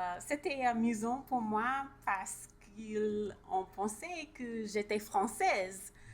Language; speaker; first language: French; non-native, learner; English